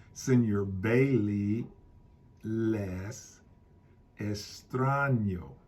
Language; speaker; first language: Spanish; non-native, learner; English